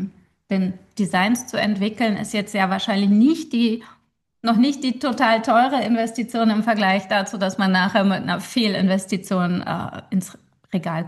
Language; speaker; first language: German; native; German